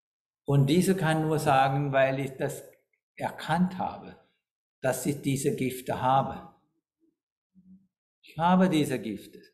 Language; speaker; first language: German; non-native, fluent; Sinhala